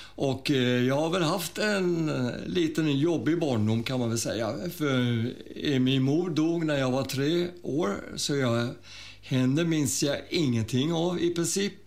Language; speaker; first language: Swedish; early bilingual, other home language; German